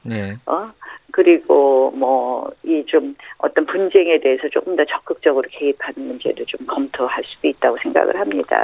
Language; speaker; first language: Korean; native; Korean